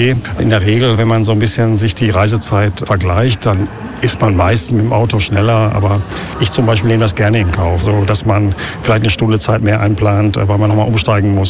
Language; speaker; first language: German; native; German